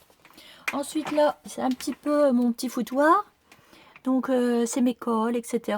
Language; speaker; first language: French; native; French